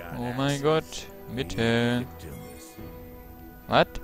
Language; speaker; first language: German; native; German